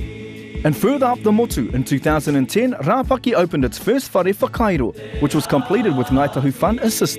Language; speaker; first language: English; native; English